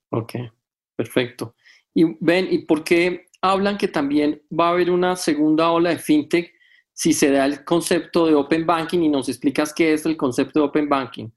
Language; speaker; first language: Spanish; native; Spanish